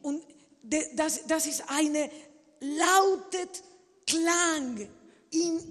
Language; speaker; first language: German; non-native, learner; Spanish